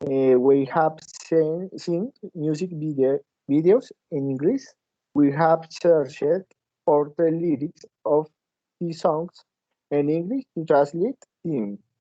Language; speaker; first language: English; non-native, learner; Spanish